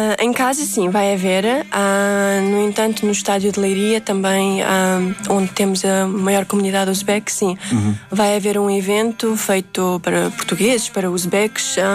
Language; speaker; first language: Portuguese; early bilingual, other home language; Uzbek